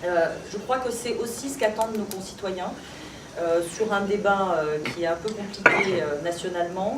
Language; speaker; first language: French; native; French